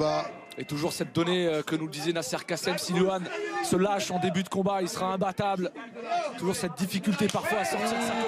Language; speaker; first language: French; native; French